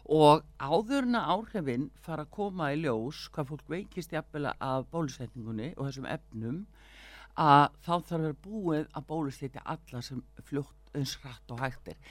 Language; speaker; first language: Icelandic; early bilingual, heritage; Icelandic